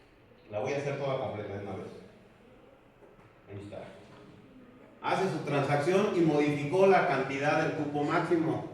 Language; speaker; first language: Spanish; native; Spanish